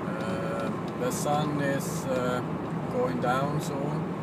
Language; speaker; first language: English; non-native, fluent; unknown